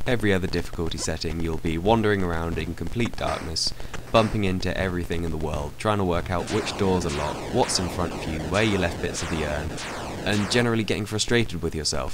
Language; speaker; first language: English; native; English